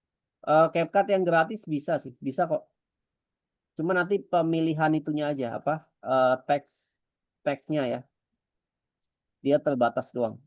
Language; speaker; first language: Indonesian; native; Indonesian